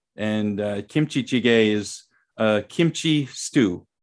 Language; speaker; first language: English; native; English